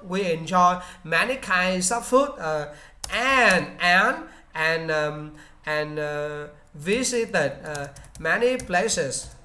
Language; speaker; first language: English; non-native, learner; Vietnamese